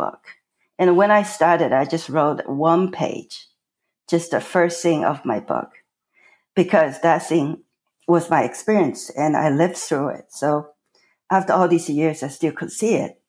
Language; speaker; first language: English; non-native, fluent; Chinese